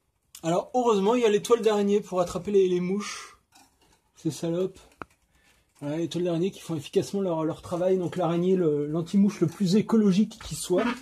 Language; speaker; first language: French; native; French